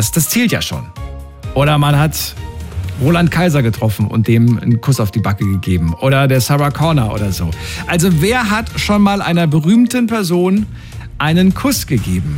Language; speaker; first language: German; native; German